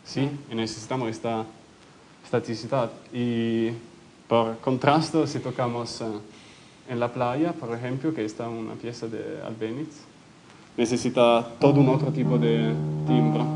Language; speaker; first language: Spanish; non-native, fluent; Italian